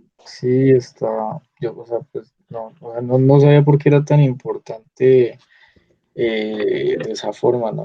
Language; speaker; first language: Spanish; native; Spanish